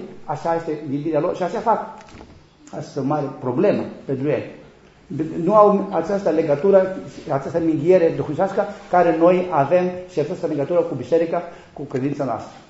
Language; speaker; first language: Romanian; non-native, learner; Greek